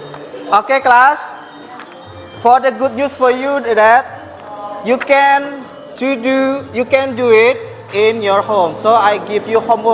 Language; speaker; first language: English; non-native, fluent; Indonesian